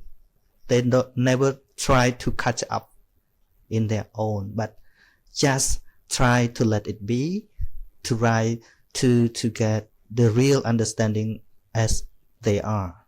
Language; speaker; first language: English; non-native, fluent; Khmer